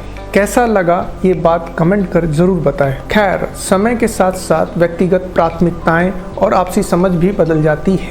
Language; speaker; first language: Hindi; native; Hindi